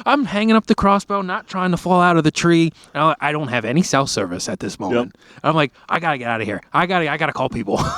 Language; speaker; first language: English; native; English